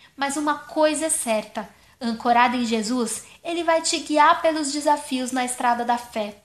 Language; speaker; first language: Portuguese; non-native, fluent; German